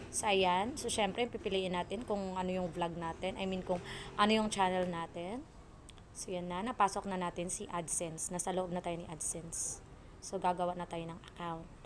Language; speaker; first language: Filipino; non-native, local second language; Waray